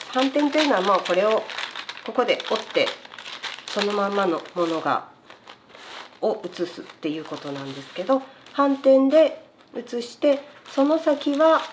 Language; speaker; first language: Japanese; native; Japanese